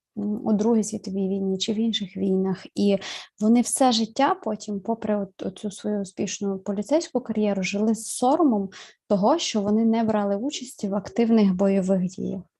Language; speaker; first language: Ukrainian; native; Ukrainian